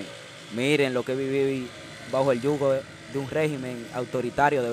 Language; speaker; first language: Spanish; native; Spanish